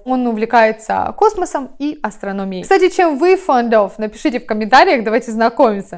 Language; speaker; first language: Russian; native; Russian